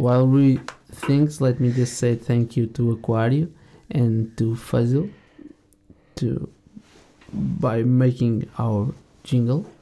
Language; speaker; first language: English; non-native, fluent; Portuguese